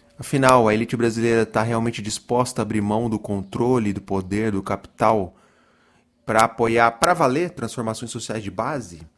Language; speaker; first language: Portuguese; native; Portuguese